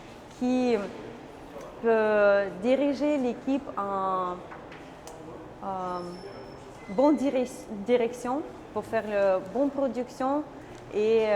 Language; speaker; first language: French; non-native, learner; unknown